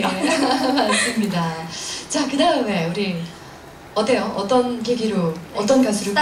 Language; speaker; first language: Korean; native; Korean